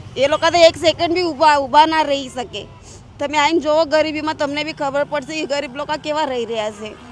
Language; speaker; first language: Gujarati; native; Gujarati